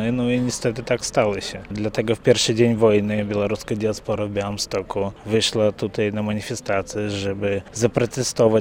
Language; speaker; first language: Polish; non-native, fluent; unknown